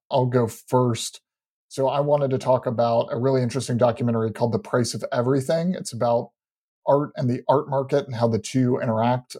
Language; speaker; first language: English; native; English